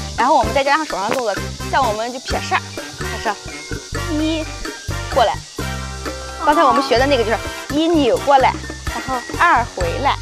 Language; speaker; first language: Chinese; native; Chinese